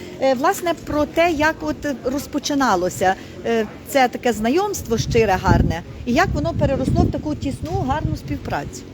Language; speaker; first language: Ukrainian; native; Ukrainian